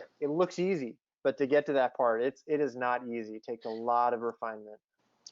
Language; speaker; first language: English; native; English